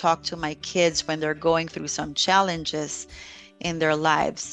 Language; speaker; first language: English; non-native, local second language; Filipino